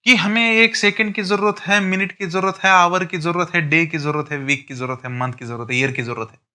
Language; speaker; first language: Hindi; non-native, local second language; Marathi